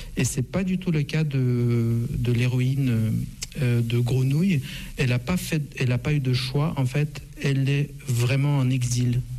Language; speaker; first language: French; non-native, fluent; Russian